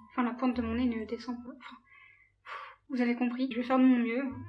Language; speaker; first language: French; native; French